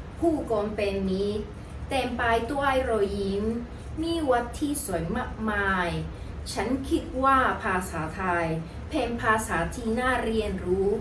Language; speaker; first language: Thai; non-native, learner; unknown